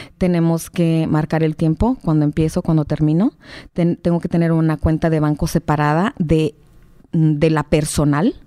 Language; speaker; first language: Spanish; native; Spanish